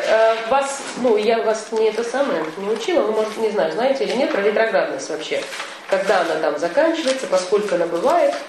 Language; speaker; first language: Russian; native; Russian